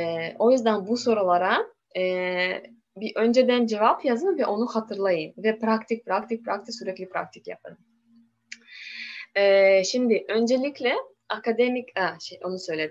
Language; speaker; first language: Turkish; non-native, learner; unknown